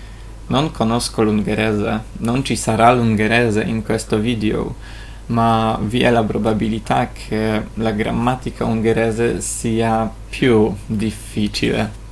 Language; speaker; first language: Italian; non-native, fluent; Polish